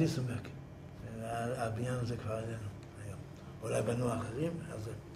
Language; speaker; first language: Hebrew; early bilingual, other home language; Yiddish